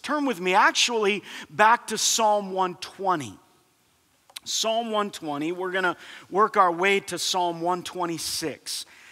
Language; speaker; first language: English; native; English